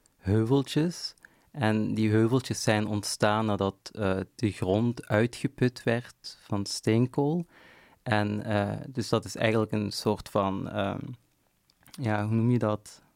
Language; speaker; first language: Dutch; non-native, local second language; Arabic